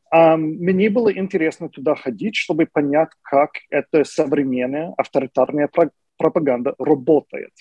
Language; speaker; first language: Russian; non-native, fluent; English